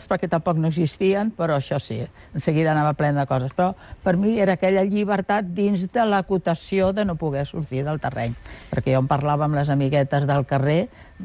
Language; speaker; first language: Catalan; native; Catalan